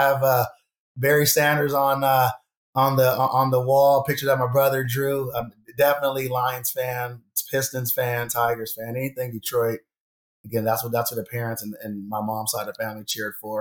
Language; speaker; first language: English; native; English